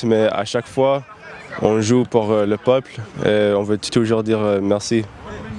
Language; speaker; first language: French; non-native, fluent; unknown